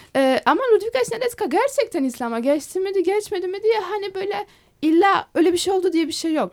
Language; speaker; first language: Turkish; non-native, fluent; Polish